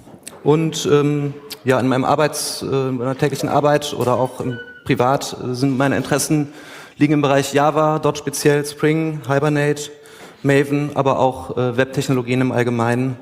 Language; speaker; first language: German; native; German